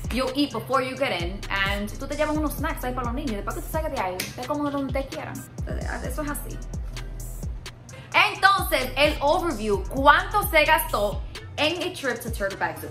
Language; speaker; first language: Spanish; early bilingual, heritage; Spanish